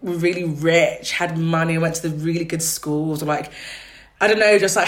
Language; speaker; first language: English; native; English